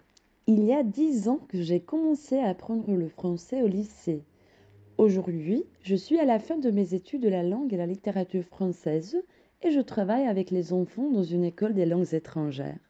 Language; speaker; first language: French; non-native, fluent; Croatian